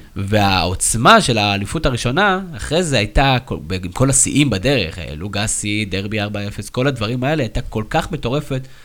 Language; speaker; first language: Hebrew; native; Hebrew